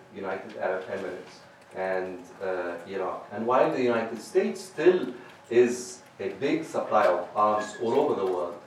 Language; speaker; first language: English; non-native, fluent; Arabic